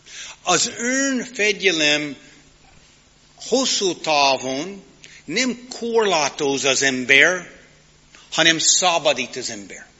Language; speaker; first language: Hungarian; non-native, learner; English